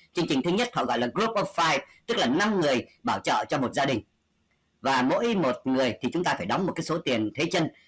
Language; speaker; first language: Vietnamese; native; Vietnamese